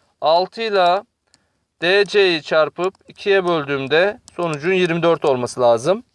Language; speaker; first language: Turkish; native; Turkish